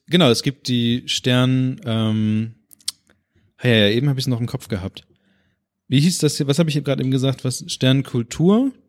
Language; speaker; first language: German; native; German